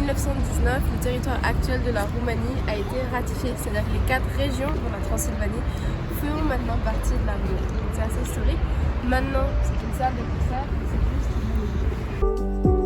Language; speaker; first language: French; native; French